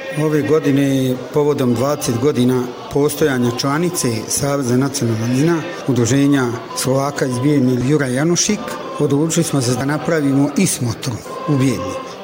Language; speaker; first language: Bosnian; non-native, local second language; Italian